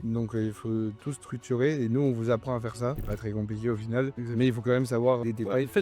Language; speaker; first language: French; native; French